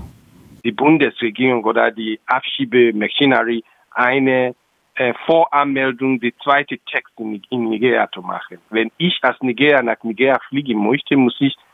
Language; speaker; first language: German; non-native, local second language; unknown